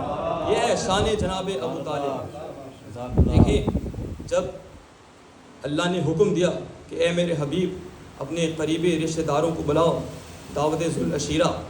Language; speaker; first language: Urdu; early bilingual, heritage; Urdu